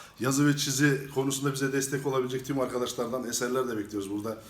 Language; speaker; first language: Turkish; native; Turkish